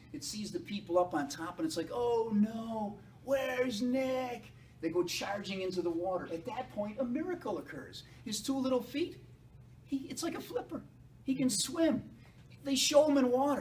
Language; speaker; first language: English; native; English